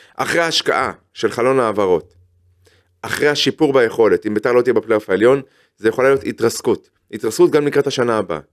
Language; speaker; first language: Hebrew; native; Hebrew